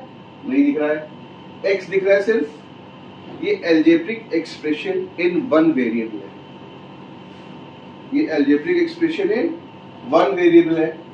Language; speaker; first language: Hindi; native; Hindi